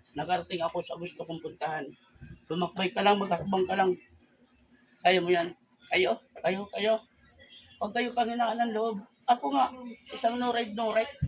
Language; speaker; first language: Filipino; native; Filipino